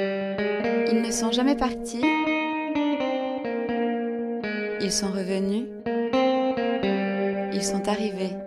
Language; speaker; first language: French; native; French